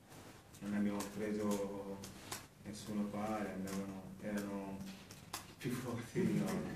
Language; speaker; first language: Italian; non-native, fluent; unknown